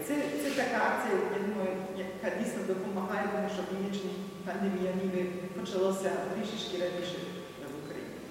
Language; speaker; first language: Ukrainian; non-native, learner; German